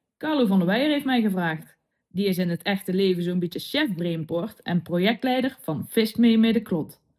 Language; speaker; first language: Dutch; native; Dutch